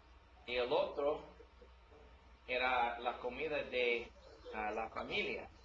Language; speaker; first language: Spanish; non-native, learner; English